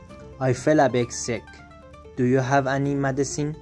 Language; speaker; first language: English; non-native, fluent; Persian